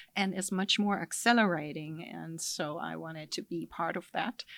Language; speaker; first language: English; non-native, fluent; German